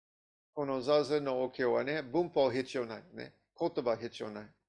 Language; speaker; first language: Japanese; non-native, learner; English